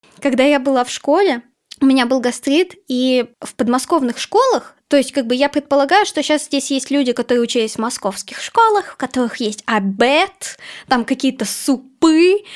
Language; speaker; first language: Russian; native; Russian